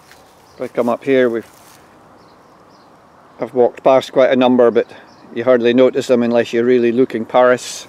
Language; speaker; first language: English; native; English